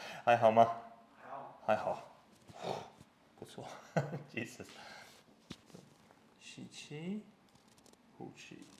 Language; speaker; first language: Chinese; non-native, learner; English